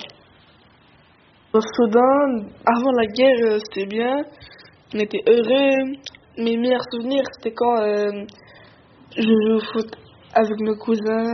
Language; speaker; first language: French; early bilingual, other home language; Arabic